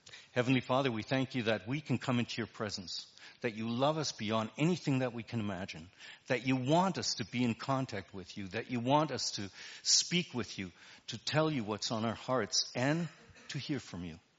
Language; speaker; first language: English; native; English